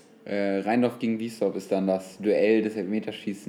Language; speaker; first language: German; native; German